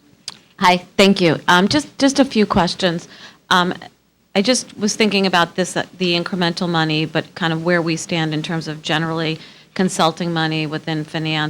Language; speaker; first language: English; native; English